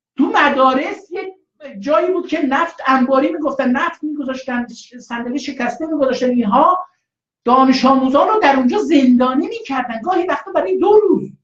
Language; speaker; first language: Persian; non-native, local second language; Azerbaijani